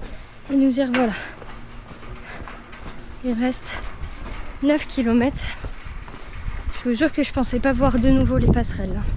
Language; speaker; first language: French; native; French